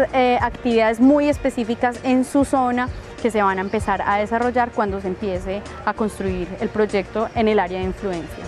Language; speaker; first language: Spanish; native; Spanish